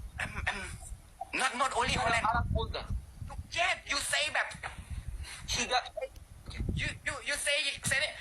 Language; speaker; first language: English; non-native, learner; Thai